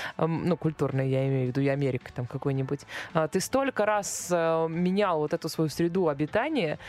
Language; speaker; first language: Russian; native; Russian